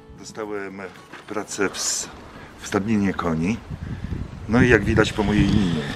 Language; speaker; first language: Polish; native; Polish